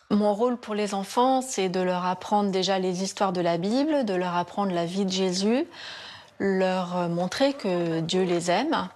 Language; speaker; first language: French; native; French